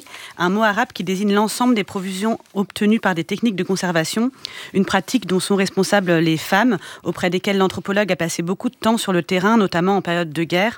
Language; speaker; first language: French; native; French